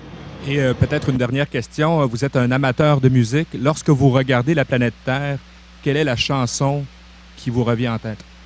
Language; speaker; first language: French; native; French